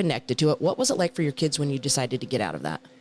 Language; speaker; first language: English; native; English